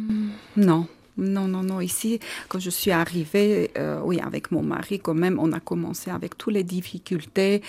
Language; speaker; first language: French; non-native, learner; Armenian